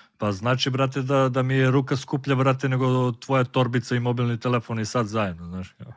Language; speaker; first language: Serbian; native; Serbian